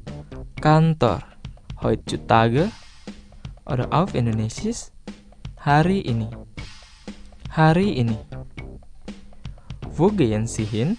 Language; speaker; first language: German; non-native, fluent; Indonesian